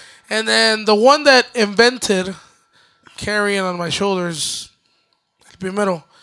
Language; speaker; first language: English; early bilingual, other home language; Spanish